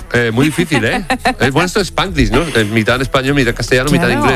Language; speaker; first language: Spanish; native; Spanish